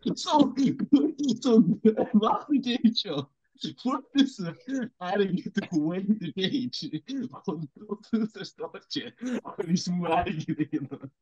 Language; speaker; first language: Irish; native; Irish